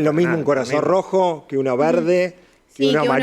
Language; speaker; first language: Spanish; native; Spanish